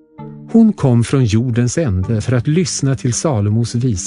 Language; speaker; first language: Swedish; native; Swedish